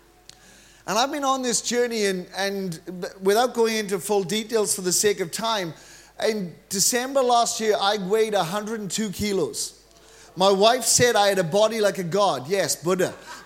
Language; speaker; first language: English; native; English